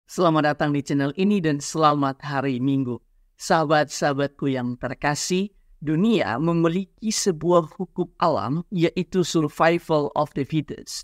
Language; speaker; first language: Indonesian; native; Indonesian